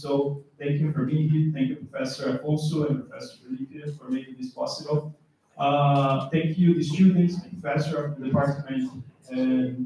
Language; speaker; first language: English; non-native, fluent; Portuguese